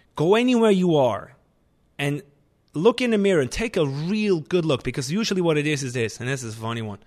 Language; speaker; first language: English; non-native, fluent; Swiss German